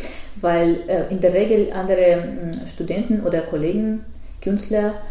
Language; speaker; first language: German; non-native, fluent; Russian